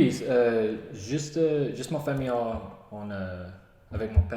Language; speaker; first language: French; non-native, learner; English